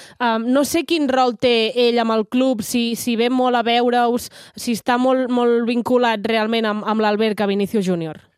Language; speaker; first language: Catalan; native; Catalan